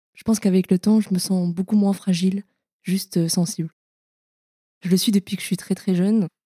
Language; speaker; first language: French; native; French